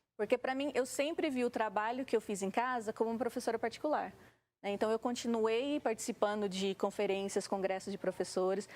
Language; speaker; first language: Portuguese; native; Portuguese